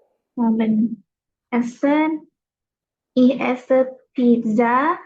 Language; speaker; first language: German; non-native, learner; Indonesian